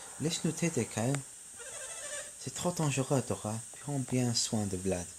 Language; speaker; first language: French; non-native, learner; English